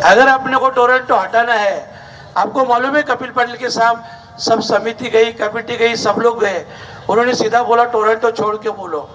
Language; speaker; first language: Hindi; non-native, local second language; Marathi